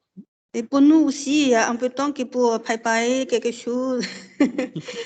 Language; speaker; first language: French; non-native, learner; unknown